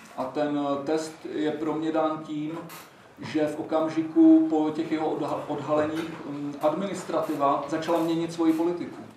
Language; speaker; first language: Czech; native; Czech